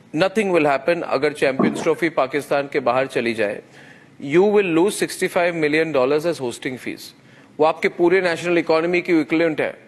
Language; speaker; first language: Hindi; native; Hindi